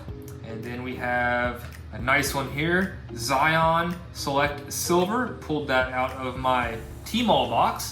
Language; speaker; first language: English; native; English